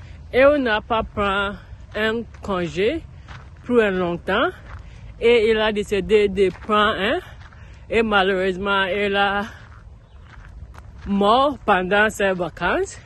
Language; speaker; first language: French; non-native, learner; English